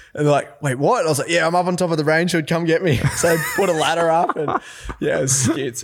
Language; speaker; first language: English; native; English